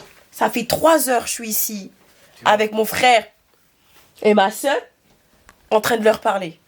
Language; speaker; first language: French; native; French